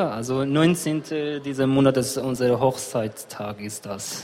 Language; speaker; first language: German; non-native, learner; Persian